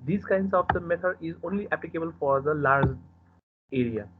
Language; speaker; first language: English; non-native, local second language; Nepali